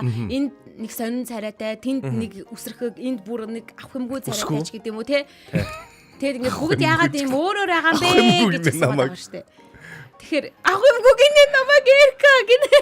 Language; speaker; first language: Mongolian; native; Mongolian